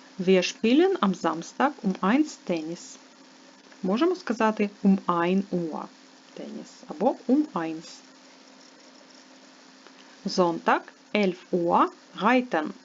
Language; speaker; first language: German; non-native, fluent; Ukrainian